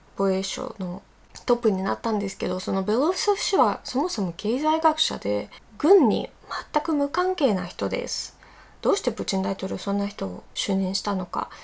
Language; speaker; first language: Japanese; non-native, fluent; Russian